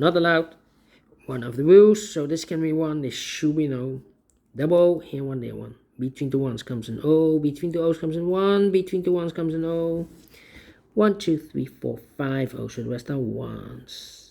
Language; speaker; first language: English; non-native, fluent; Dutch